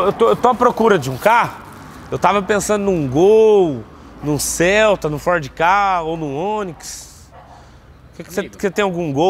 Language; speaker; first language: Portuguese; native; Portuguese